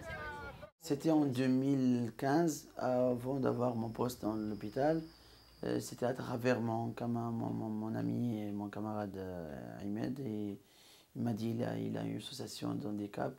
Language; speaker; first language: French; non-native, local second language; Arabic